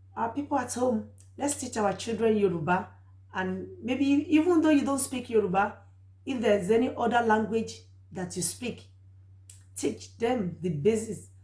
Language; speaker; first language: English; non-native, local second language; Yoruba